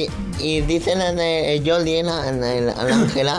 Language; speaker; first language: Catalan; non-native, local second language; Spanish